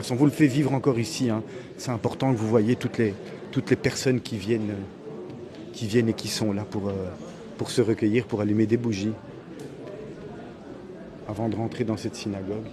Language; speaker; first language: French; native; French